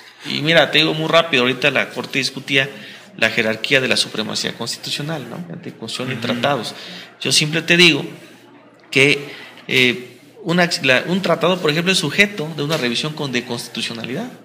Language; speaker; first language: Spanish; native; Spanish